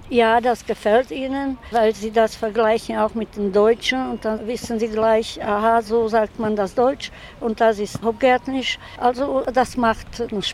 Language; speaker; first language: German; non-native, local second language; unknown